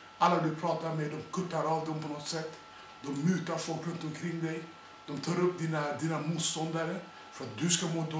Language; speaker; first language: Swedish; non-native, fluent; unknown